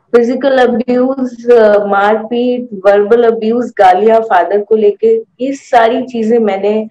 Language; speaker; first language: Hindi; native; Hindi